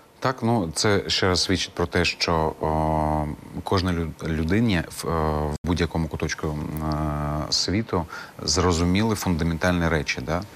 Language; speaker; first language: Ukrainian; non-native, local second language; Crimean Tatar